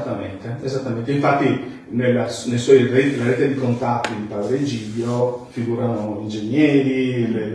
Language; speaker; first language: Italian; native; Italian